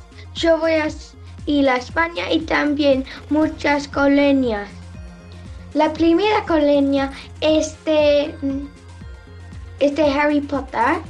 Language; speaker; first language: Spanish; early bilingual, heritage; Spanish